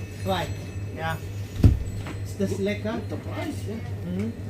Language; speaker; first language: German; non-native, learner; Filipino